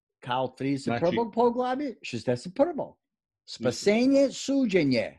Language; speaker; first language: Croatian; early bilingual, heritage; Croatian